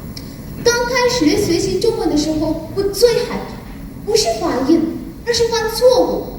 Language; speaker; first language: Chinese; non-native, learner; Hindi